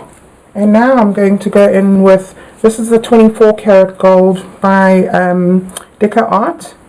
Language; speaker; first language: English; native; English